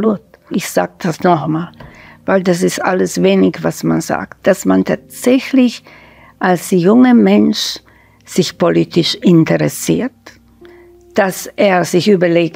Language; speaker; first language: German; non-native, fluent; Slovak